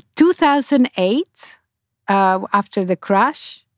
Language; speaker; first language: English; non-native, fluent; Spanish